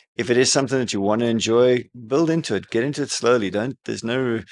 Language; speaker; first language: English; native; English